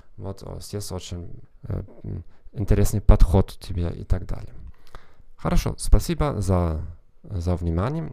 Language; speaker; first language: Russian; non-native, fluent; German